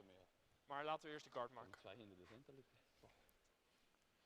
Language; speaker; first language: Dutch; native; Dutch